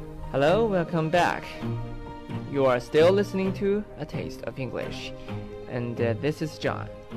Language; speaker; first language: English; non-native, learner; Chinese